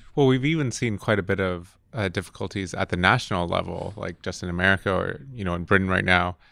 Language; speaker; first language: English; native; English